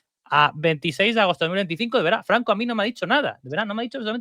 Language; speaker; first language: Spanish; native; Spanish